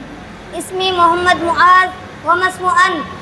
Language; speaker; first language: Arabic; non-native, learner; Urdu